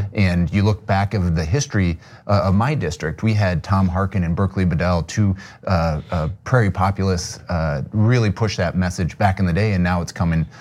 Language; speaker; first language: English; native; English